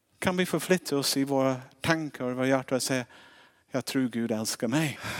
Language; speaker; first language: Swedish; non-native, fluent; English